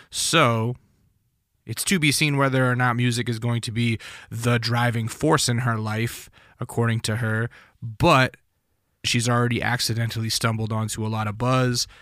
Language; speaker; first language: English; native; English